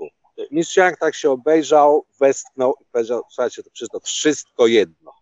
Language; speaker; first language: Polish; native; Polish